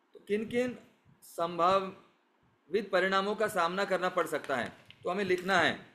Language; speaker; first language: Hindi; non-native, local second language; Marathi